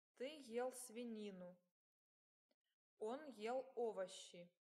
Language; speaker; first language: Russian; non-native, learner; English